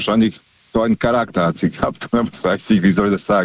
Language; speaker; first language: German; native; German